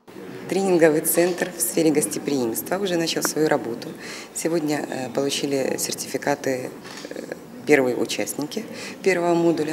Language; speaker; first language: Russian; native; Russian